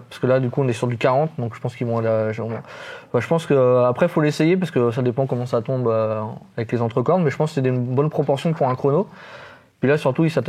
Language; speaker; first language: French; native; French